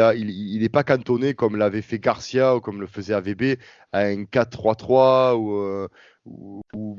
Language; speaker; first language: French; native; French